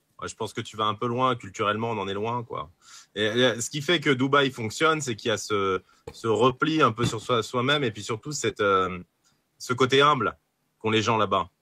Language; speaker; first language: French; native; French